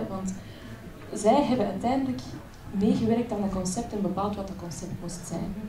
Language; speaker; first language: Dutch; native; Dutch